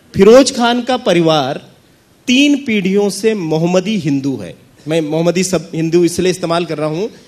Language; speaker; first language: Hindi; native; Hindi